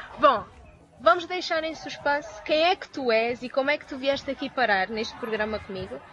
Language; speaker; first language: Portuguese; native; Portuguese